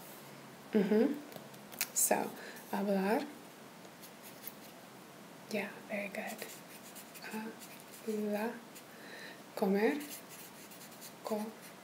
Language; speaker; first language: Spanish; non-native, fluent; English